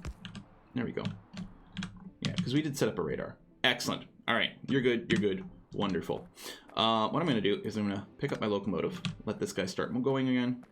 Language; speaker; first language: English; native; English